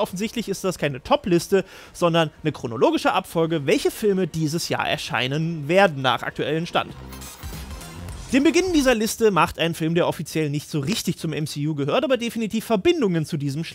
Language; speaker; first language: German; native; German